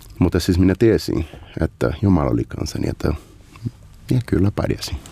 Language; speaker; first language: Finnish; non-native, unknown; Portuguese